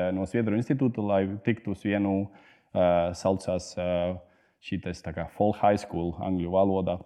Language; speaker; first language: Latvian; non-native, fluent; Spanish